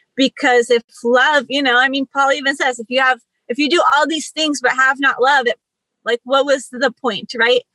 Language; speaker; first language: English; early bilingual, other home language; Spanish